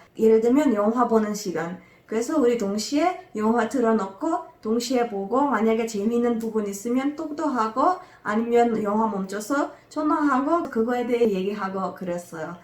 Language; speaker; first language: Korean; non-native, fluent; Macedonian